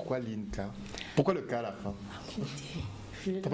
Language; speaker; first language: French; native; French